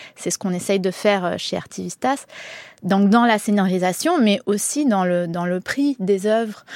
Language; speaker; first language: French; early bilingual, heritage; Spanish